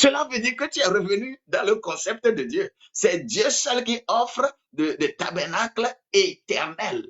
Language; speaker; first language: French; non-native, local second language; Ewe